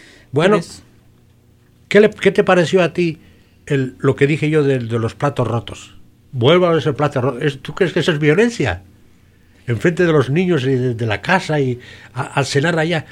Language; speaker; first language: Spanish; native; Spanish